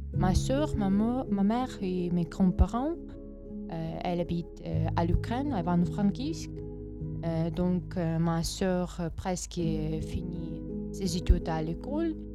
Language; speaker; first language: French; non-native, fluent; Ukrainian